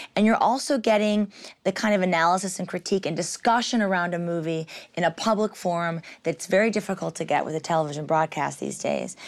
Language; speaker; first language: English; native; English